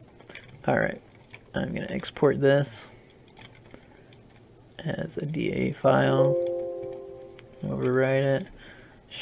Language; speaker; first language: English; native; English